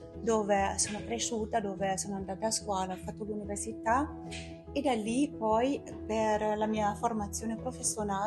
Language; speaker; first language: Italian; non-native, fluent; German